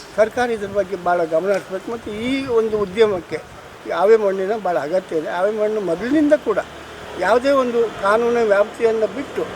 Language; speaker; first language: Kannada; native; Kannada